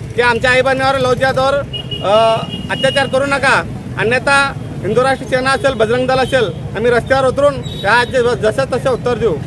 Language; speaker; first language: Marathi; native; Marathi